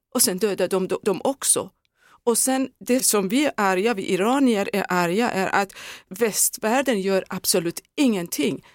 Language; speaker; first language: Swedish; non-native, fluent; Persian